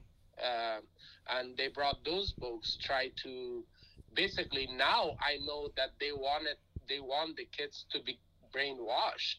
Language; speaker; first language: English; non-native, fluent; Persian